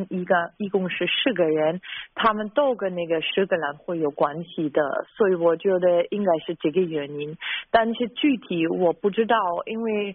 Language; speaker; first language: Chinese; non-native, fluent; German